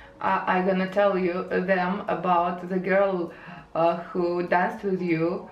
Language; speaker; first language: English; non-native, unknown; Lithuanian